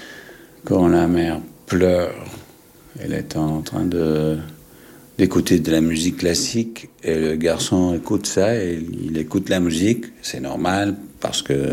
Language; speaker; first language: French; non-native, fluent; English